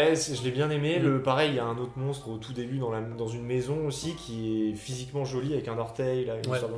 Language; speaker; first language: French; native; French